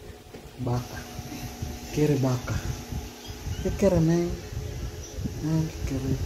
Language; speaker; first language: Spanish; non-native, learner; Filipino